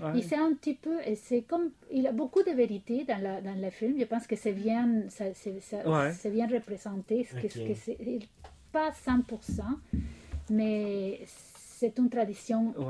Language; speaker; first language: French; non-native, fluent; Spanish